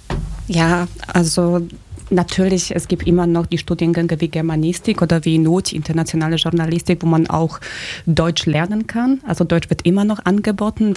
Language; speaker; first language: German; early bilingual, other home language; Polish